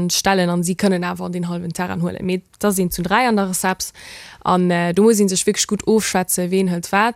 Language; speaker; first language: Luxembourgish; early bilingual, heritage; Luxembourgish